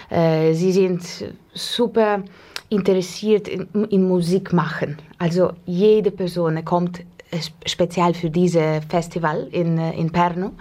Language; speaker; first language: German; non-native, learner; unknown